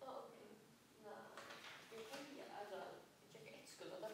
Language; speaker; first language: Danish; non-native, local second language; Faroese